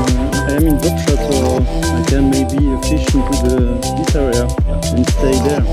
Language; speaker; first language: English; non-native, learner; French